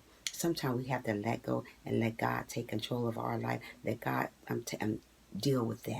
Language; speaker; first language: English; native; English